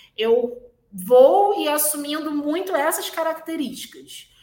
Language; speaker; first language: Portuguese; native; Portuguese